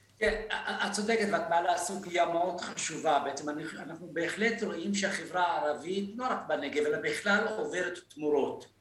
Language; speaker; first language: Hebrew; non-native, local second language; Arabic